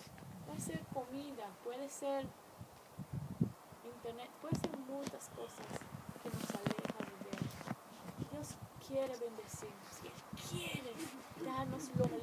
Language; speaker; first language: Spanish; non-native, fluent; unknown